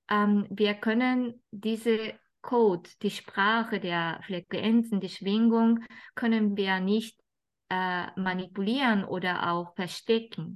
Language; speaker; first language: German; non-native, fluent; Japanese